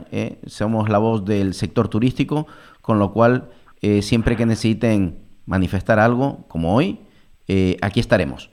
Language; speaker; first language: Spanish; native; Spanish